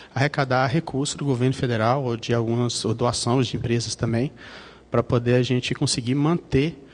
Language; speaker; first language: Portuguese; native; Portuguese